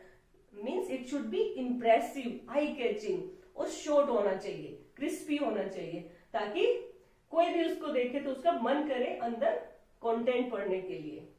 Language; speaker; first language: Hindi; native; Hindi